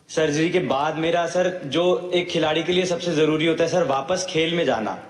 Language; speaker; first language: Hindi; native; Hindi